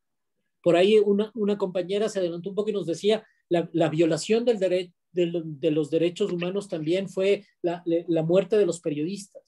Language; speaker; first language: Spanish; native; Spanish